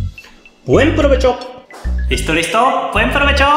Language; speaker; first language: Spanish; non-native, learner; Japanese